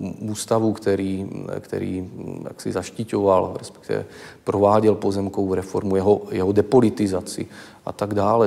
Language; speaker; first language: Czech; native; Czech